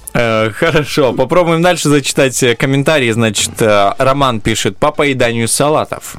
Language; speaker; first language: Russian; non-native, local second language; Romanian